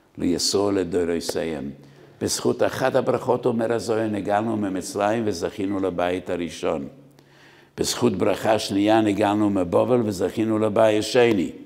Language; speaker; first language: Hebrew; non-native, fluent; Yiddish